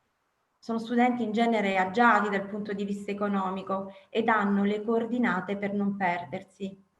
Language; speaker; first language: Italian; native; Italian